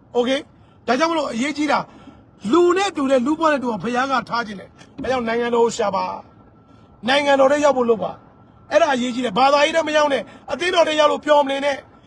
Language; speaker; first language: Burmese; native; Burmese